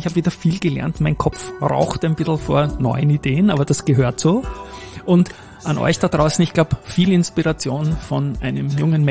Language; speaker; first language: German; native; German